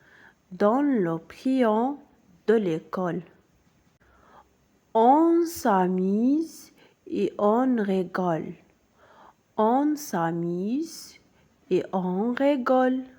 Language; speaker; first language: French; non-native, local second language; Arabic